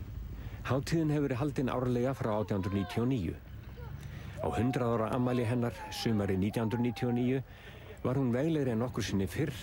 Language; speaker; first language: Icelandic; native; Icelandic